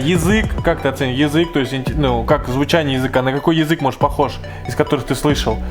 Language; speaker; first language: Russian; native; Russian